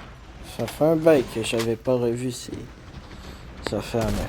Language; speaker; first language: French; native; French